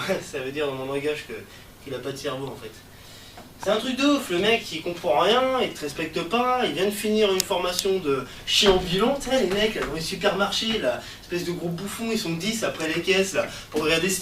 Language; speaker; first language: French; native; French